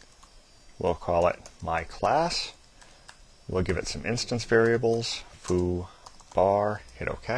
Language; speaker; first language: English; native; English